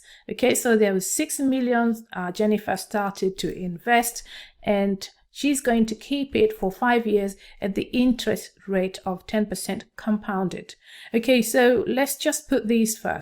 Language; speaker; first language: English; non-native, local second language; Swahili